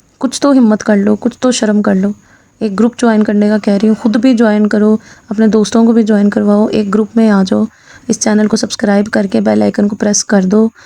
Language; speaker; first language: Urdu; non-native, local second language; Punjabi